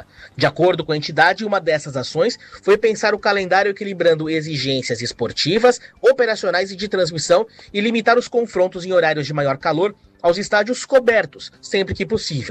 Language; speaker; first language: Portuguese; native; Portuguese